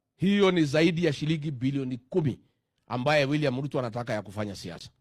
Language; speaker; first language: Swahili; non-native, local second language; Kikuyu